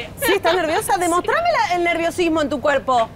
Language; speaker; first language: Spanish; native; Spanish